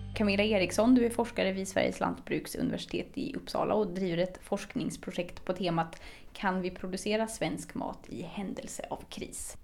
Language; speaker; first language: Swedish; native; Swedish